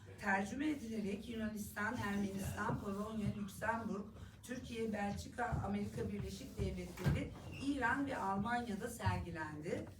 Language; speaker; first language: Turkish; native; Turkish